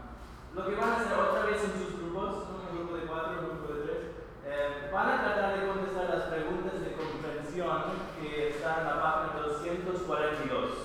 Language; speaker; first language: Spanish; non-native, fluent; English